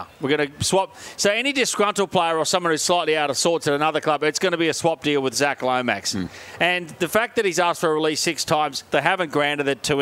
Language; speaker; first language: English; native; English